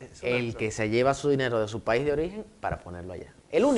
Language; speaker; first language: Spanish; native; Spanish